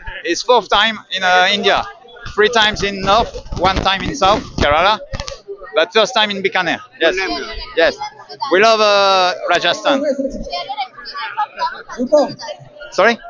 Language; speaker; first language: English; non-native, learner; French